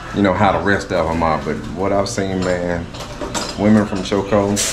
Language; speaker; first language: English; native; English